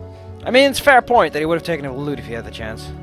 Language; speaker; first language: English; non-native, fluent; Dutch